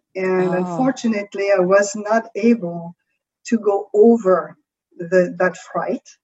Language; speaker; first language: English; non-native, fluent; French